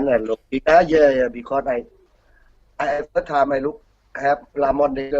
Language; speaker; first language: English; non-native, learner; Thai